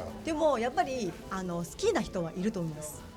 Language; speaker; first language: Japanese; non-native, fluent; Chinese